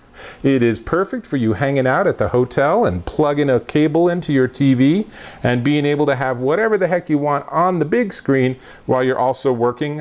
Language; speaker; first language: English; native; English